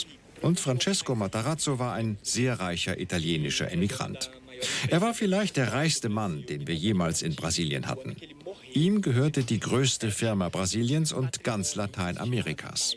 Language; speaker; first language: German; non-native, fluent; Portuguese